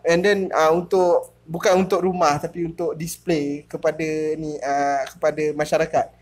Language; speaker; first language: Malay; native; Malay